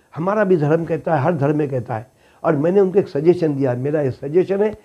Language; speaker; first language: Hindi; native; Hindi